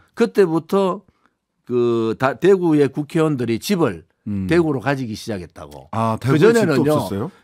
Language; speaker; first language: Korean; native; Korean